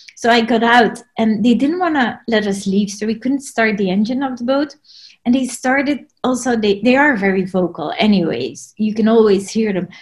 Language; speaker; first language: English; non-native, fluent; Dutch